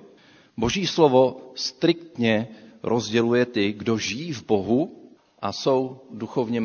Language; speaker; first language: Czech; native; Czech